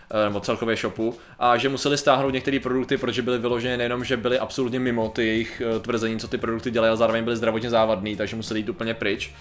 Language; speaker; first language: Czech; native; Czech